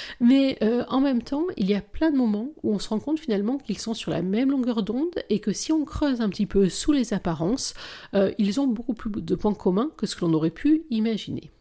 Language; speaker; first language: French; native; French